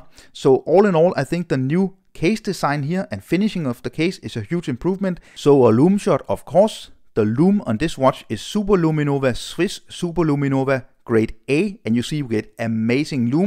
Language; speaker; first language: English; non-native, fluent; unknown